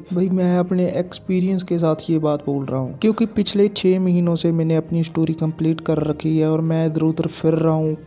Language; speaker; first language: Hindi; non-native, local second language; Punjabi